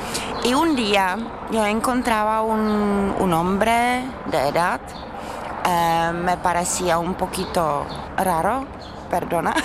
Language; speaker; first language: Spanish; non-native, fluent; Czech